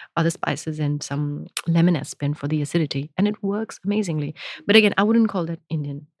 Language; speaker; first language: English; non-native, local second language; Gujarati